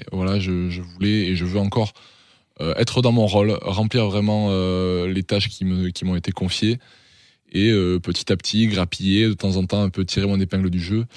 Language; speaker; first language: French; native; French